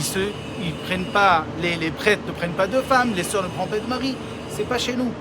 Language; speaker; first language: French; native; French